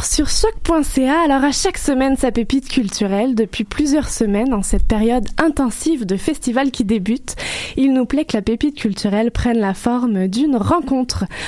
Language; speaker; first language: French; native; French